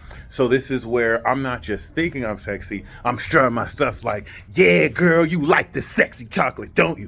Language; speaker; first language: English; native; English